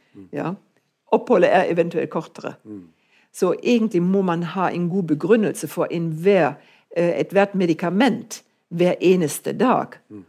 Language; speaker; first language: Norwegian; non-native, fluent; German